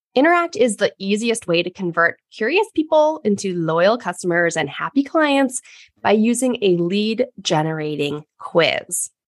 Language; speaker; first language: English; native; English